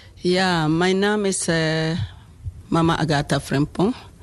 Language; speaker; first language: Dutch; non-native, learner; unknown